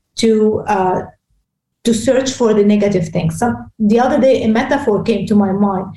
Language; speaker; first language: English; non-native, fluent; Arabic